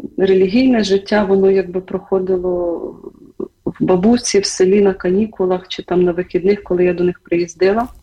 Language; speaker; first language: Ukrainian; native; Ukrainian